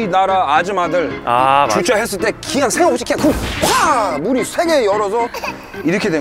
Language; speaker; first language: Korean; non-native, learner; English